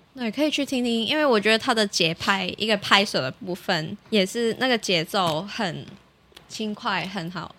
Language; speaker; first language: Chinese; native; Chinese